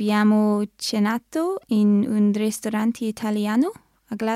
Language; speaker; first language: Italian; non-native, learner; English